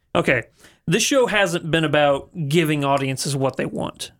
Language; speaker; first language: English; native; English